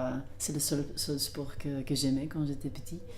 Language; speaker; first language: French; non-native, local second language; Dutch